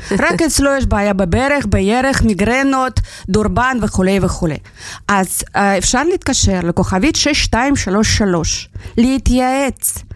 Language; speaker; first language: Hebrew; non-native, fluent; Russian